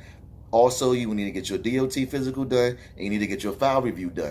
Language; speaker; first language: English; native; English